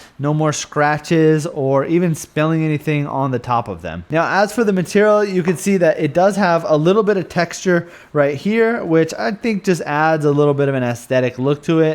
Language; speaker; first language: English; native; English